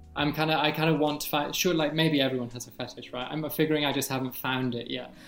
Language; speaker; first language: English; native; English